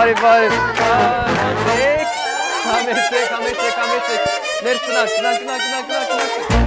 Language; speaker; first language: Armenian; non-native, learner; English